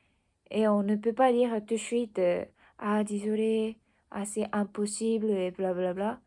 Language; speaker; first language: French; non-native, learner; Japanese